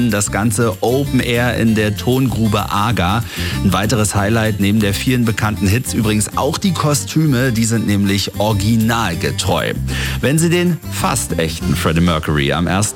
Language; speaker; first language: German; native; German